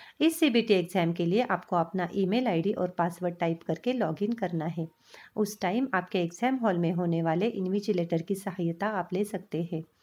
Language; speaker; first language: Hindi; non-native, local second language; Marathi